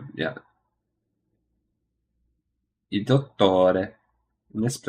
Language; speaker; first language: Italian; non-native, learner; English